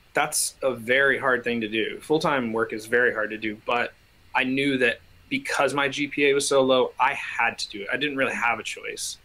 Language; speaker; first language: English; native; English